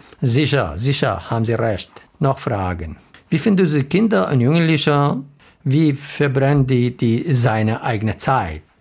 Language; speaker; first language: German; non-native, learner; Arabic